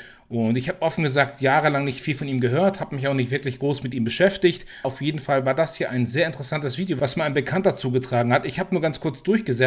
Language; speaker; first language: German; native; German